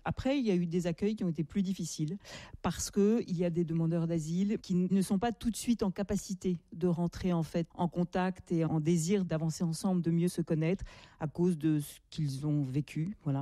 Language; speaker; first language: French; native; French